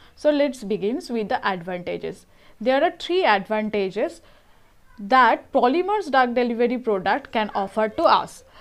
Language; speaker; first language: English; non-native, local second language; Bangla